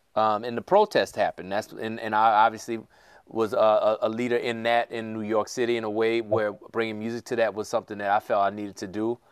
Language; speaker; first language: English; native; English